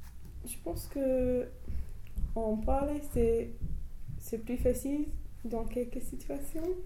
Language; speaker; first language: French; non-native, learner; English